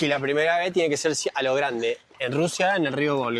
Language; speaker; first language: Spanish; native; Spanish